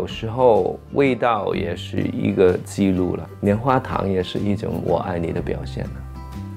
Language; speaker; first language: Chinese; non-native, local second language; Cantonese